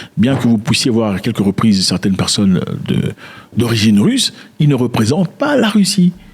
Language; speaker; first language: French; non-native, local second language; Lingala